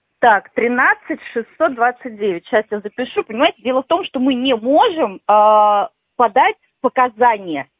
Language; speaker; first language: Russian; native; Russian